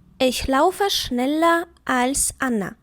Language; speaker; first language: German; non-native, fluent; Ukrainian